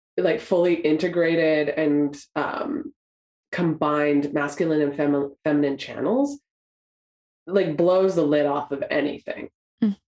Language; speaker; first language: English; native; English